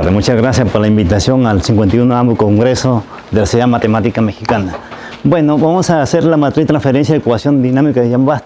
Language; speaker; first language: Spanish; native; Spanish